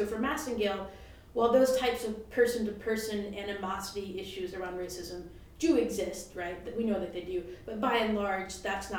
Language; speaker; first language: English; native; English